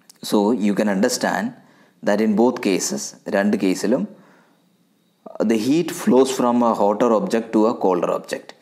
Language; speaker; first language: English; non-native, local second language; Malayalam